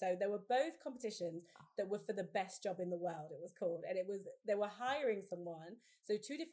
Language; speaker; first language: English; native; English